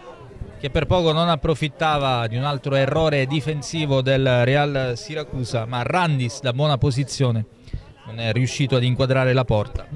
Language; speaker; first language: Italian; native; Italian